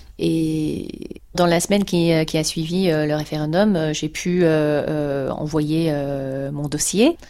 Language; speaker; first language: French; non-native, fluent; English